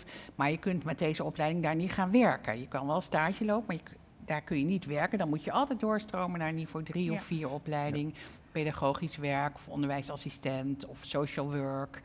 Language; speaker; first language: Dutch; native; Dutch